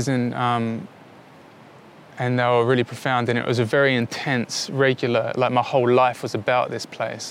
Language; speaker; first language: English; native; English